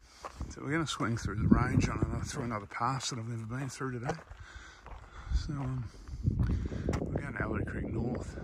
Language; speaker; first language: English; native; English